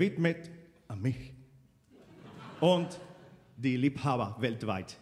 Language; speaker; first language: German; non-native, fluent; Spanish